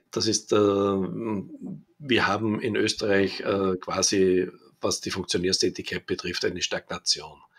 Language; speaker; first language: German; native; German